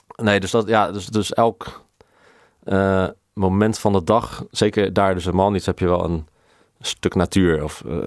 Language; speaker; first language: Dutch; native; Dutch